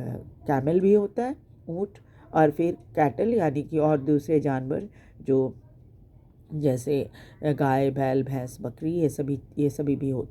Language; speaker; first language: Hindi; native; Hindi